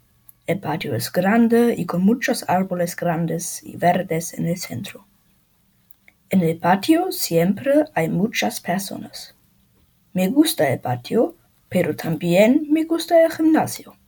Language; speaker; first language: Spanish; non-native, learner; German